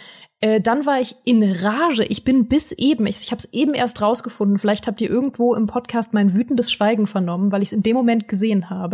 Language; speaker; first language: German; native; German